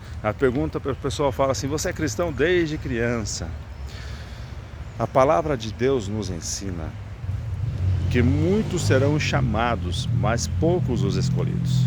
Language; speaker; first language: Portuguese; native; Portuguese